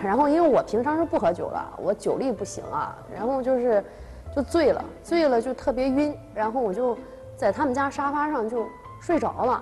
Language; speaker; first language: Chinese; native; Chinese